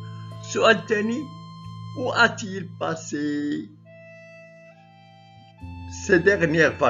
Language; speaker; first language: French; non-native, local second language; Arabic